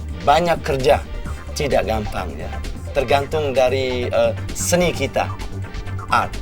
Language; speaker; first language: Indonesian; non-native, local second language; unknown